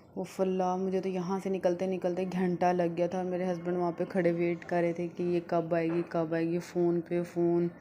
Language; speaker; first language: Urdu; native; Urdu